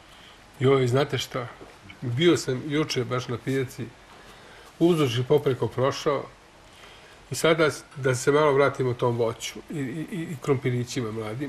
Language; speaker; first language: Croatian; native; Croatian